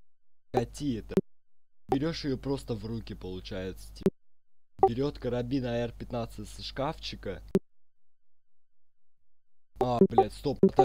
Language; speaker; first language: Russian; native; Russian